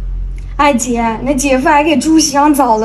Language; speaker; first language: Chinese; native; Chinese